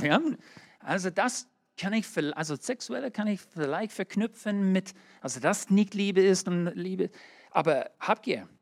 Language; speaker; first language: German; non-native, learner; English